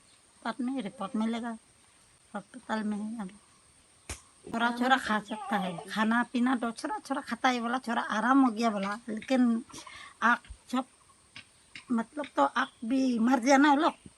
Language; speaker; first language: Hindi; non-native, local second language; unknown